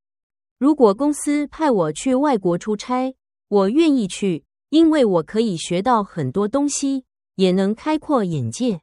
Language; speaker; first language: Chinese; non-native, learner; Vietnamese